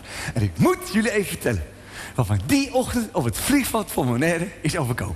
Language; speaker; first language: Dutch; native; Dutch